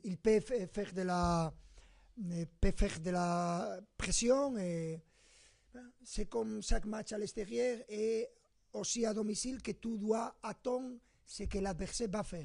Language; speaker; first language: French; non-native, fluent; Spanish